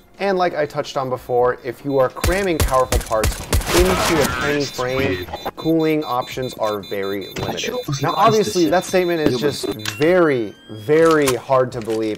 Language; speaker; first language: English; native; English